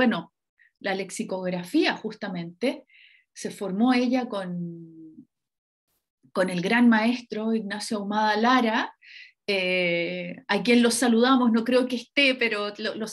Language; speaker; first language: Spanish; native; Spanish